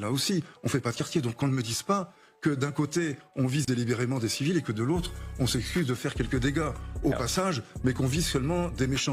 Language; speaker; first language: French; native; French